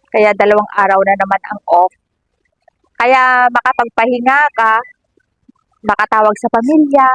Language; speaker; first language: Filipino; native; Filipino